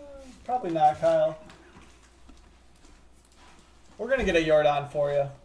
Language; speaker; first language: English; native; English